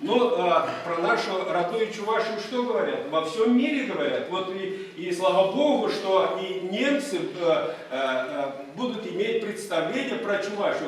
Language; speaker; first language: Russian; non-native, local second language; Chuvash